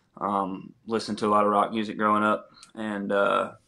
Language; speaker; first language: English; native; English